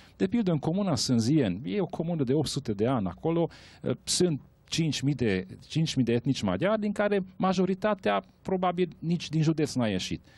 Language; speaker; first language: Romanian; non-native, local second language; Hungarian